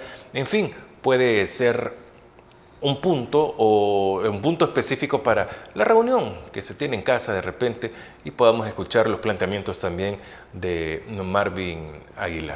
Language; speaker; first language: Spanish; native; Spanish